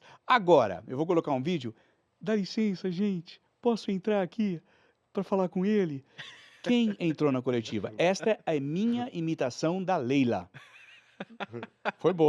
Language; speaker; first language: Portuguese; native; Portuguese